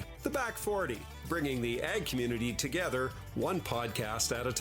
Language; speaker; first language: English; native; English